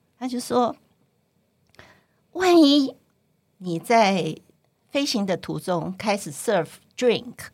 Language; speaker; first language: Chinese; non-native, local second language; Cantonese